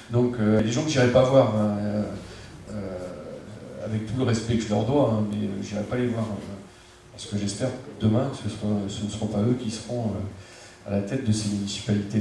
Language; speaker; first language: French; native; French